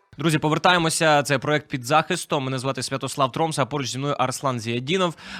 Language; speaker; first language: Ukrainian; native; Ukrainian